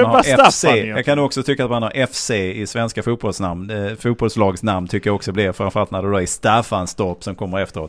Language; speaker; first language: Swedish; native; Swedish